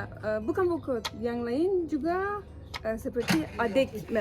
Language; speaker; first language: Indonesian; non-native, learner; Turkish